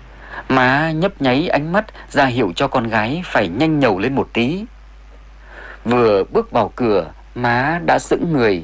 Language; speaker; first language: Vietnamese; native; Vietnamese